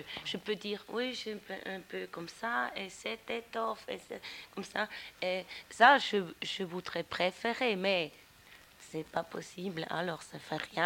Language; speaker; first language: French; non-native, local second language; German